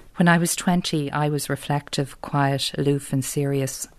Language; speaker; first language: English; native; English